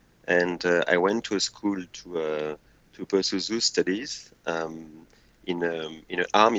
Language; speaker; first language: English; non-native, fluent; French